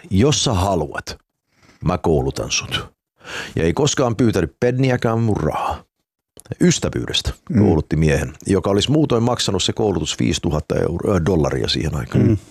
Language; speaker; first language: Finnish; early bilingual, heritage; Finnish